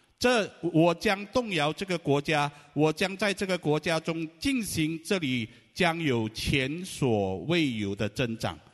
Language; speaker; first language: Chinese; native; Chinese